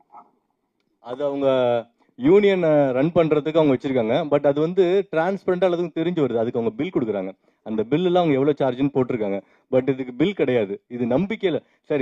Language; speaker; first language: Tamil; native; Tamil